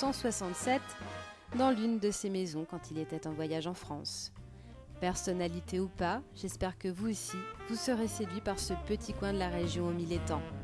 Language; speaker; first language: French; native; French